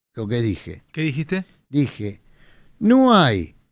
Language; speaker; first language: Spanish; native; Spanish